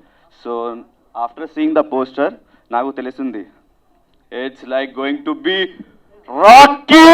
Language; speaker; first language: Telugu; non-native, local second language; Hindi